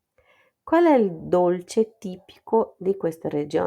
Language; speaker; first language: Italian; non-native, fluent; Portuguese